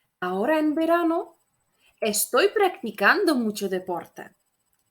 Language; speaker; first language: Spanish; non-native, fluent; Polish